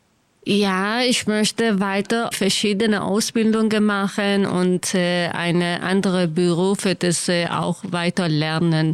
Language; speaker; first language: German; non-native, learner; Kurdish